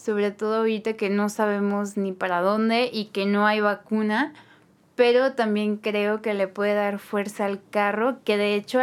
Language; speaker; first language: Spanish; native; Spanish